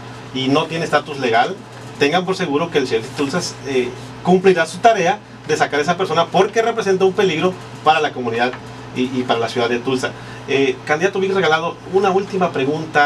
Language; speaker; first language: Spanish; native; Spanish